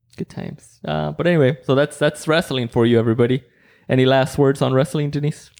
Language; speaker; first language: English; non-native, fluent; Spanish